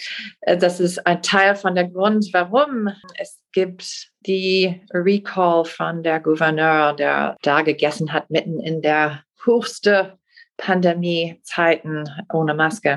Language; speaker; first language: German; non-native, fluent; English